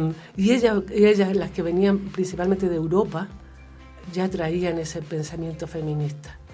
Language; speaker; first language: Spanish; native; Spanish